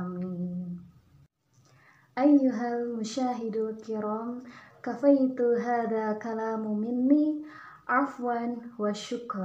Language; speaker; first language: Arabic; non-native, learner; Indonesian